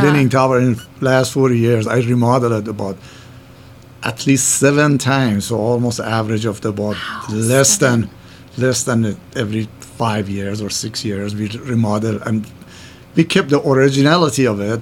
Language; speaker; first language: English; non-native, fluent; Persian